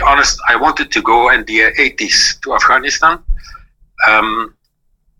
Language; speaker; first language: English; non-native, fluent; Dutch